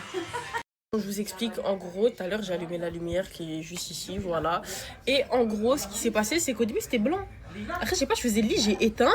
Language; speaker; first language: French; native; French